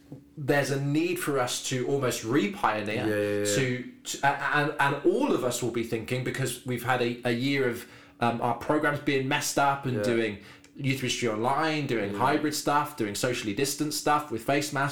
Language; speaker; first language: English; native; English